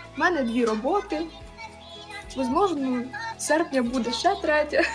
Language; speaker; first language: Ukrainian; non-native, local second language; Russian